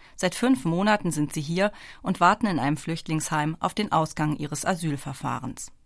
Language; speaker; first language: German; native; German